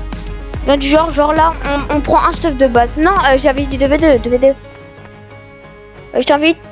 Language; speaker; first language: French; native; French